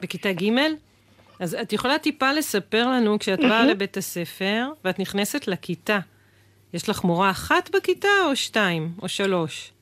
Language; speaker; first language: Hebrew; native; Hebrew